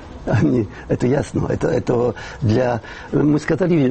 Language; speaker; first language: Russian; non-native, fluent; French